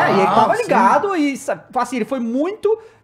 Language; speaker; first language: Portuguese; native; Portuguese